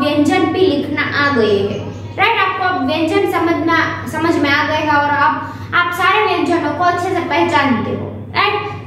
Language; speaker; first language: Hindi; non-native, local second language; Gujarati